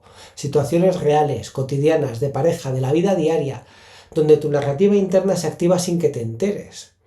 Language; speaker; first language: Spanish; native; Spanish